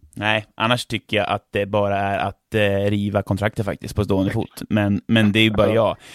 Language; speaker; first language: Swedish; native; Swedish